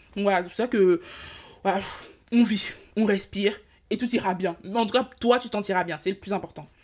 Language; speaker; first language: French; early bilingual, other home language; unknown